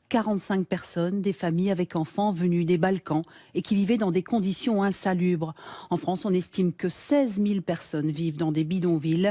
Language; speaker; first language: French; native; French